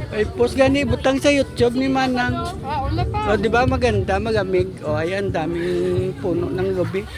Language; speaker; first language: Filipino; non-native, local second language; Hiligaynon